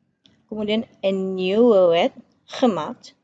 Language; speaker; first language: Dutch; non-native, fluent; Indonesian